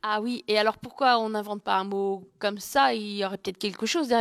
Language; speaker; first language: French; native; French